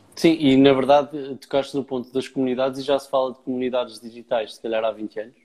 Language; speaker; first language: Portuguese; native; Portuguese